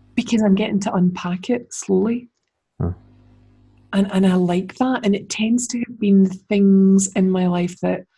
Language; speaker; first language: English; native; English